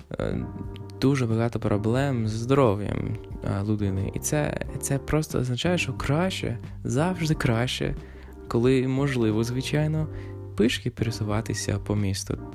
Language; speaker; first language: Ukrainian; non-native, fluent; English